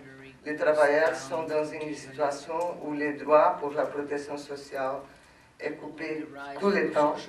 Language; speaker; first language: French; non-native, fluent; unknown